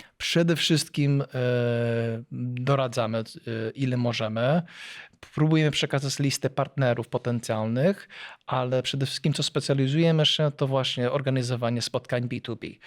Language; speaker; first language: Polish; early bilingual, heritage; Polish